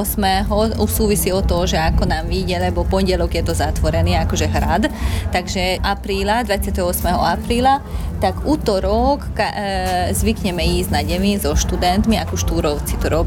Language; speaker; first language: Slovak; non-native, local second language; Hungarian